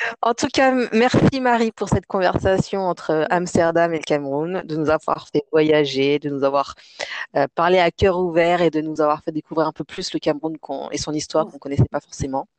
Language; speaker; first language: French; native; French